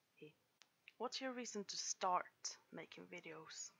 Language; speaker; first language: English; non-native, fluent; Swedish